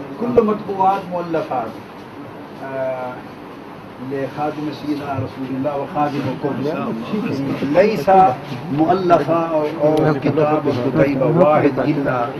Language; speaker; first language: Arabic; non-native, learner; Urdu